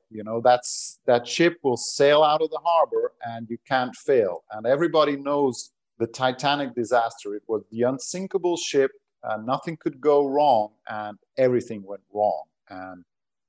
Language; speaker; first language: English; non-native, fluent; Portuguese